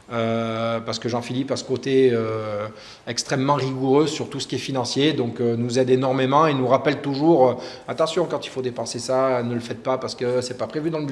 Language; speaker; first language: French; native; French